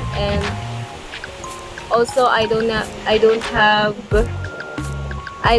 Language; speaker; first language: English; non-native, local second language; Filipino